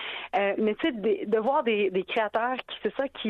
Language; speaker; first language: French; native; French